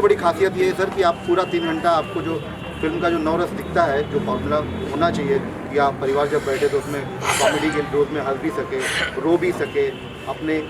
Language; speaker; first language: Hindi; native; Hindi